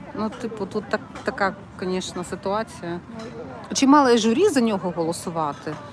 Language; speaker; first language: Ukrainian; non-native, local second language; Russian